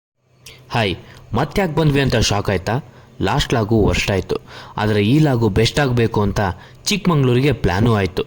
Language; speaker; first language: Kannada; native; Kannada